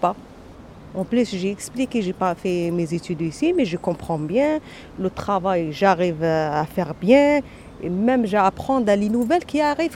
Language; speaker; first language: French; non-native, local second language; Arabic